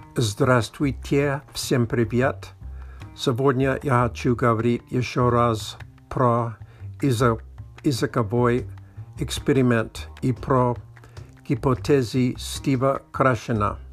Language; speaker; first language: Russian; non-native, learner; English